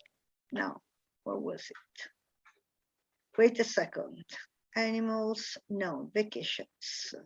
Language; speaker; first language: English; non-native, fluent; Italian